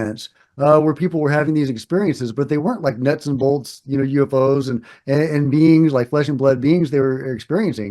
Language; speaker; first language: English; native; English